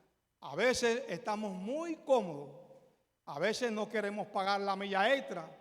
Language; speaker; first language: Spanish; native; Spanish